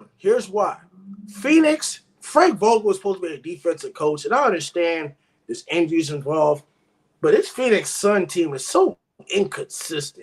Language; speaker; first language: English; native; English